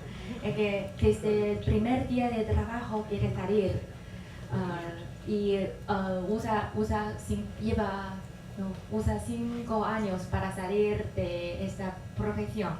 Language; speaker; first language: Spanish; non-native, fluent; Chinese